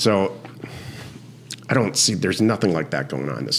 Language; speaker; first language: English; native; English